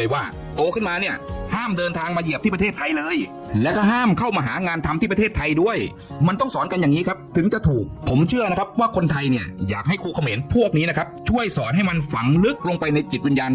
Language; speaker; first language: Thai; native; Thai